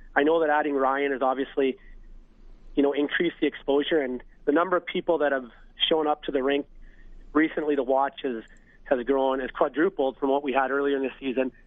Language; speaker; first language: English; native; English